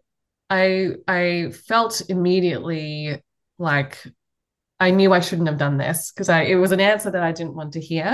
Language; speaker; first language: English; native; English